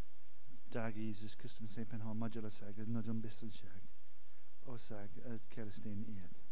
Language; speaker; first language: Hungarian; non-native, learner; English